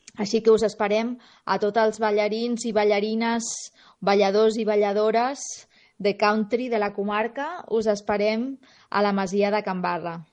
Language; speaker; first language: Catalan; native; Catalan